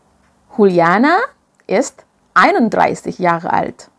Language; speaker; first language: German; non-native, fluent; Indonesian